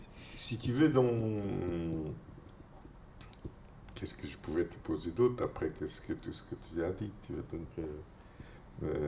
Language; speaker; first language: French; non-native, fluent; Portuguese